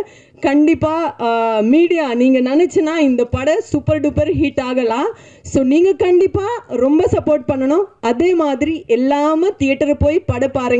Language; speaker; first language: Tamil; non-native, fluent; Punjabi